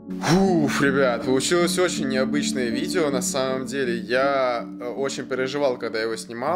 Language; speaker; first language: Russian; native; Russian